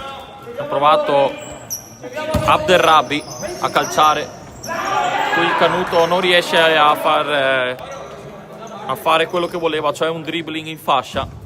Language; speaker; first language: Italian; native; Italian